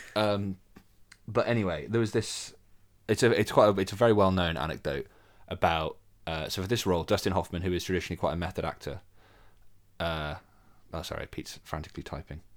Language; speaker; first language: English; native; English